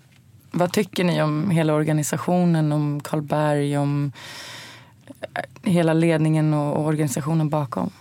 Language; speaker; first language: Swedish; native; Swedish